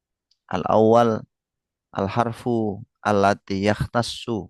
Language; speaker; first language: Arabic; non-native, fluent; Indonesian